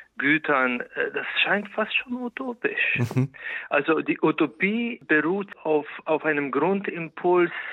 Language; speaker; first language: German; non-native, fluent; Slovenian